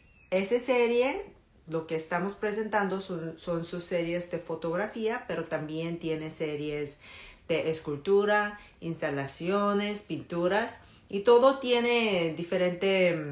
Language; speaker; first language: Spanish; non-native, fluent; Korean